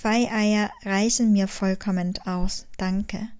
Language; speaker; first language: German; non-native, fluent; Korean